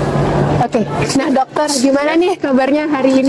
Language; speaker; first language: Indonesian; native; Indonesian